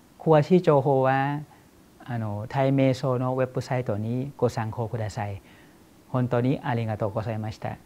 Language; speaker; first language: Japanese; non-native, fluent; Thai